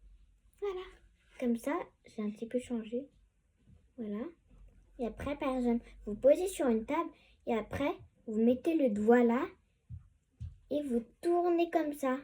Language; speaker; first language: French; native; French